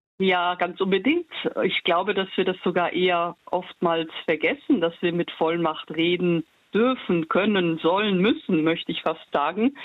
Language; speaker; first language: German; early bilingual, heritage; German